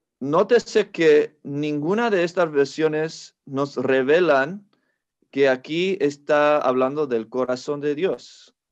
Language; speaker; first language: Spanish; non-native, fluent; English